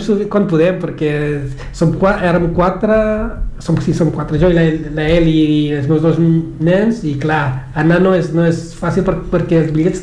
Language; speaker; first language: Catalan; non-native, fluent; Kabuverdianu